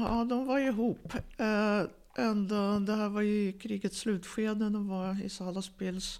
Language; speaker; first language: Swedish; early bilingual, other home language; Russian